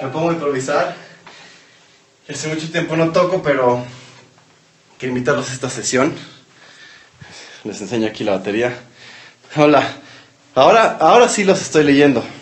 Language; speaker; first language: Spanish; native; Spanish